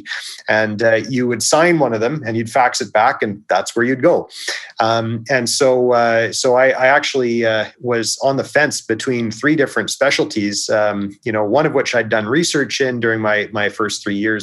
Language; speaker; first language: English; native; English